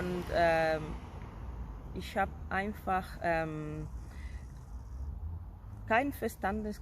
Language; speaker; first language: German; non-native, fluent; Spanish